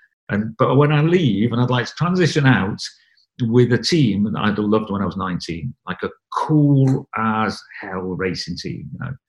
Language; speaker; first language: English; native; English